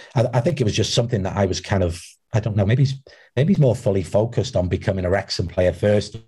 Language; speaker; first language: English; native; English